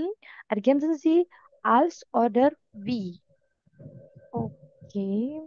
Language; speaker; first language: German; non-native, fluent; Indonesian